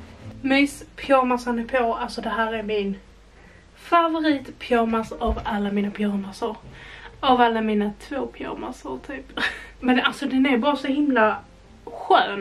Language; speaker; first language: Swedish; native; Swedish